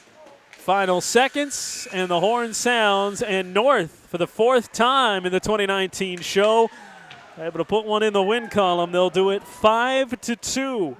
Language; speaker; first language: English; native; English